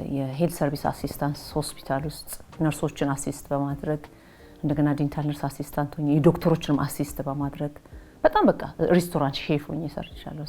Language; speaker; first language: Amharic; native; Amharic